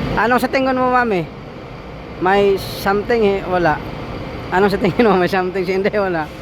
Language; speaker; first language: Filipino; non-native, local second language; Cebuano